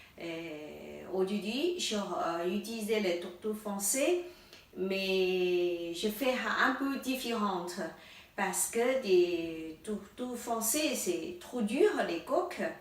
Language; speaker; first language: French; non-native, learner; Thai